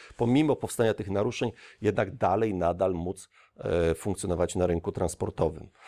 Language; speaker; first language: Polish; native; Polish